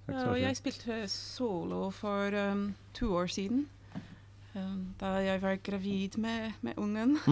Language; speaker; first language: Norwegian; non-native, fluent; English